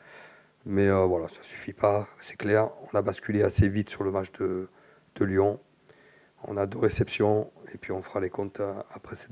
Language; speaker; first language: French; native; French